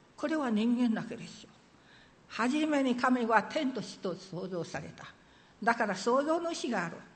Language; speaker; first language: Japanese; non-native, fluent; Min Nan Chinese